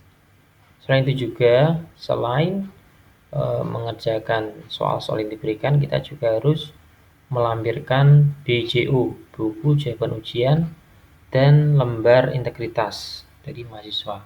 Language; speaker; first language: Indonesian; native; Indonesian